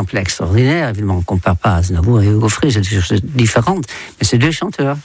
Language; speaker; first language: French; non-native, fluent; Dutch